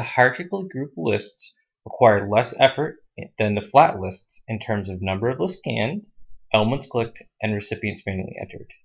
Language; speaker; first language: English; native; English